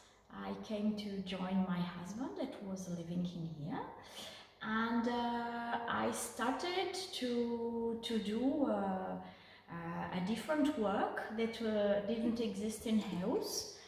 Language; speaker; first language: English; non-native, fluent; Portuguese